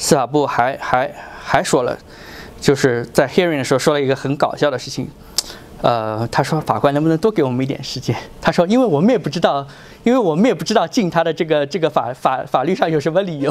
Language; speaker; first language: Chinese; native; Chinese